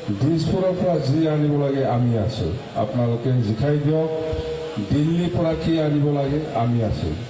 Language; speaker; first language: Assamese; non-native, local second language; Bodo